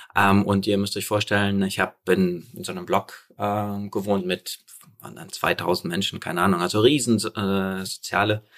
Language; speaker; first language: German; early bilingual, other home language; Polish